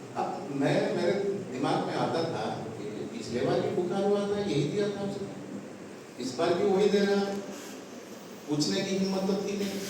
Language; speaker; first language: Hindi; non-native, local second language; Odia